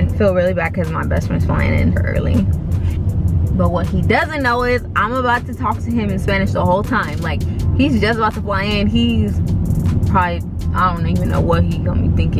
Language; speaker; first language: English; early bilingual, other home language; Spanish